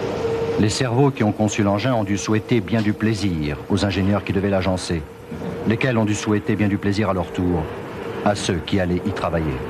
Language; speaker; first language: French; native; French